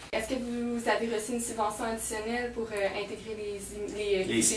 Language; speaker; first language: French; native; French